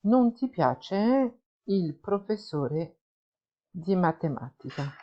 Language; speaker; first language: Italian; non-native, fluent; French